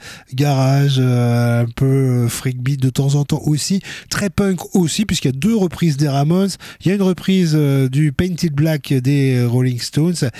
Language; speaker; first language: French; native; French